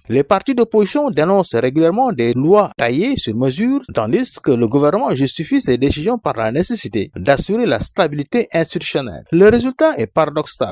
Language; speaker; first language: French; non-native, local second language; Wolof